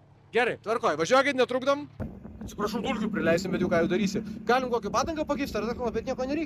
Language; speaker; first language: Lithuanian; native; Lithuanian